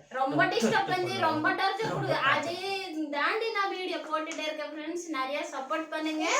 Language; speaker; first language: Tamil; non-native, local second language; Odia